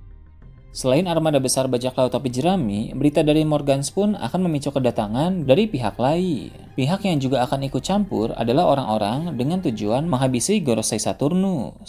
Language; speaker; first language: Indonesian; native; Indonesian